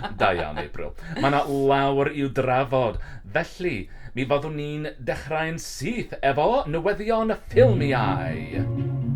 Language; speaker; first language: Welsh; non-native, learner; English